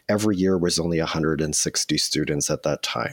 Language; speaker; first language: English; native; English